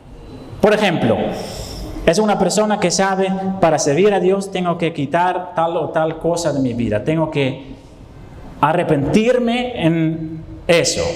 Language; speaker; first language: Spanish; non-native, fluent; Dutch